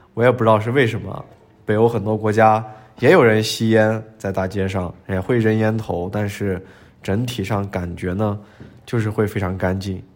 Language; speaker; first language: Chinese; native; Chinese